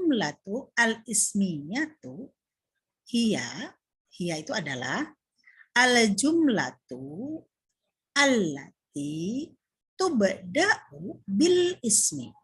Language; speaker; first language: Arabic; non-native, fluent; Indonesian